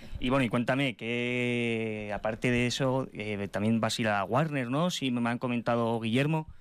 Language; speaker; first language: Spanish; native; Spanish